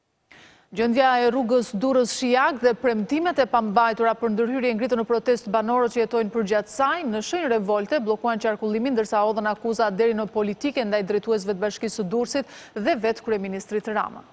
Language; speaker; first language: Albanian; native; Albanian